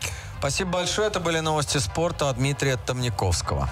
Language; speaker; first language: Russian; native; Russian